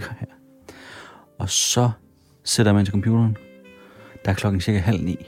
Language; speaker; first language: Danish; native; Danish